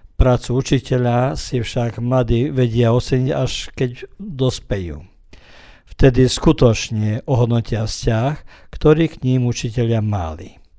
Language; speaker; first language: Slovak; early bilingual, heritage; Slovak